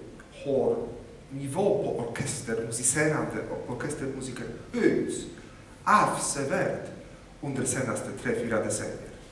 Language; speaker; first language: Swedish; non-native, fluent; Polish